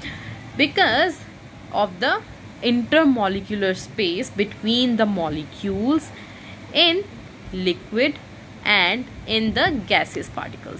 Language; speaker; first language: English; non-native, local second language; Hindi